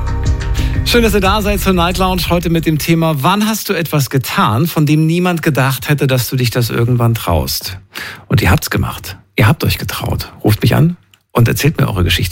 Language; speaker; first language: German; native; German